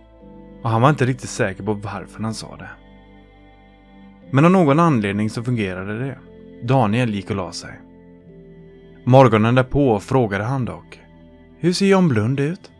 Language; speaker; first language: Swedish; native; Swedish